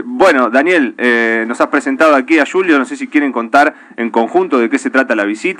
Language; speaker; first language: Spanish; native; Spanish